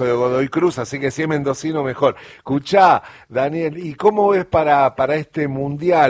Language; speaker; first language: Spanish; native; Spanish